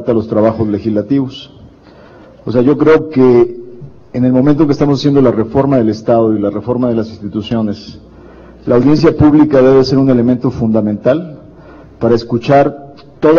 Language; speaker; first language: Spanish; native; Spanish